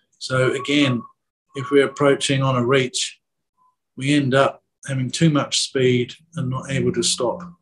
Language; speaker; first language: English; native; English